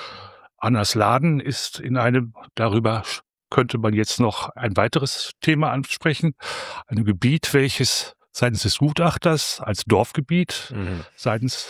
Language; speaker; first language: German; native; German